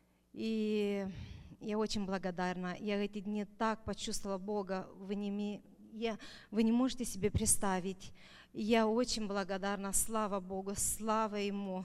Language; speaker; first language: Russian; non-native, local second language; Romanian